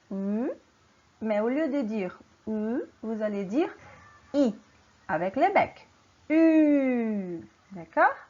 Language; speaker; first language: French; non-native, fluent; Portuguese